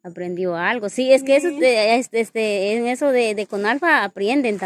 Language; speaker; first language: Spanish; native; Spanish